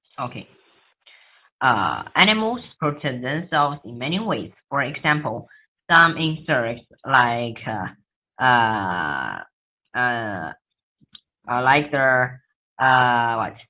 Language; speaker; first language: English; non-native, learner; Chinese